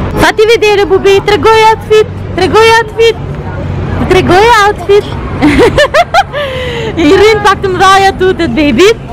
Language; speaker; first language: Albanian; early bilingual, heritage; Albanian